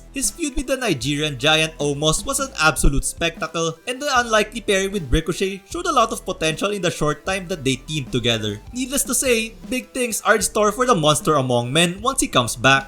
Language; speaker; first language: English; native; English